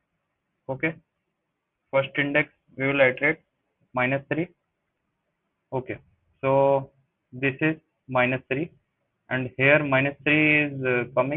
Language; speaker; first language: English; non-native, local second language; Hindi